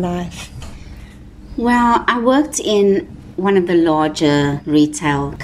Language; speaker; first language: English; native; English